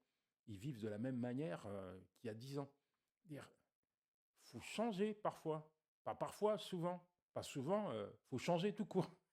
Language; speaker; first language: French; native; French